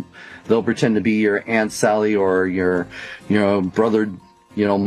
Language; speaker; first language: English; native; English